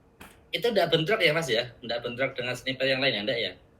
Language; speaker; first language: Indonesian; native; Indonesian